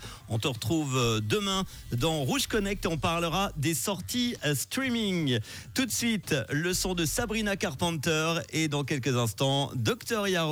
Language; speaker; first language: French; native; French